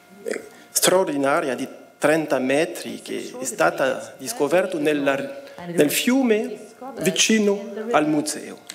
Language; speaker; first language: Italian; non-native, fluent; French